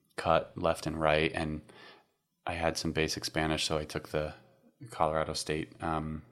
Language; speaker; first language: English; native; English